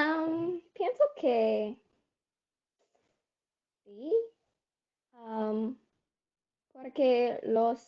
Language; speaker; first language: Spanish; non-native, learner; English